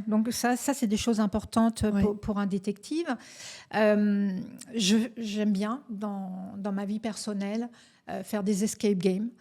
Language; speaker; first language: French; native; French